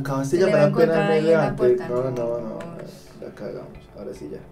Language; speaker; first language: Spanish; native; Spanish